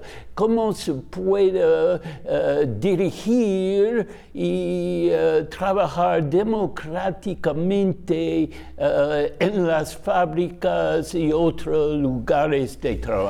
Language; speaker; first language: Spanish; non-native, fluent; English